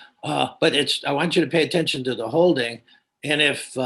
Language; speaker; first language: English; native; English